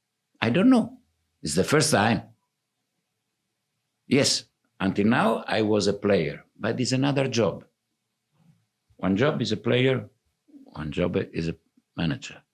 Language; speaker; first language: English; non-native, fluent; Italian